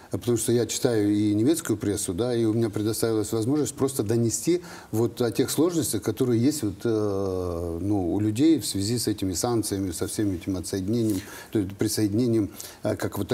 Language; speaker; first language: Russian; native; Russian